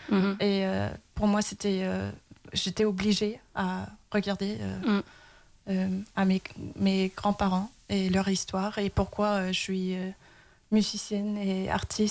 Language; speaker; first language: French; early bilingual, heritage; Danish